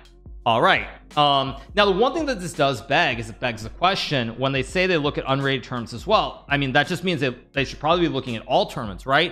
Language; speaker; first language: English; native; English